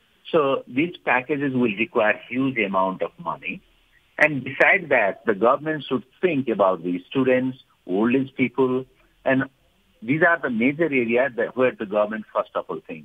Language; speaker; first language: English; non-native, fluent; Nepali